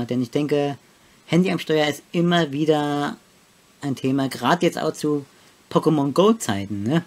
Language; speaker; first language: German; native; German